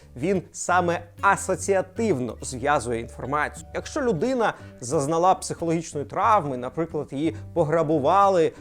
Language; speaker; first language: Ukrainian; non-native, local second language; Russian